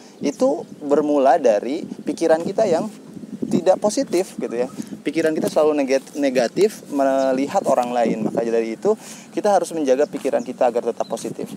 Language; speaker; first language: Indonesian; native; Indonesian